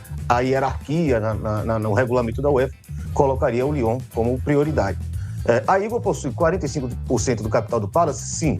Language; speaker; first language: Portuguese; native; Portuguese